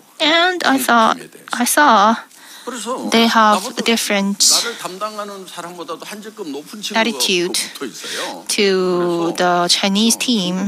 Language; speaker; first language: English; non-native, fluent; Korean